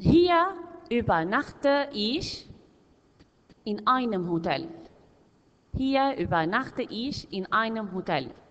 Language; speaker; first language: German; non-native, fluent; Arabic